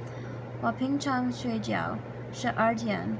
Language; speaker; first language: Chinese; non-native, learner; English